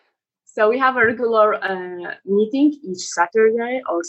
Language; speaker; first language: English; non-native, fluent; Arabic